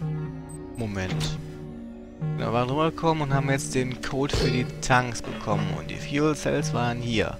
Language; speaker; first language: German; native; German